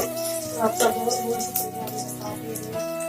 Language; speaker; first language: Hindi; non-native, local second language; Punjabi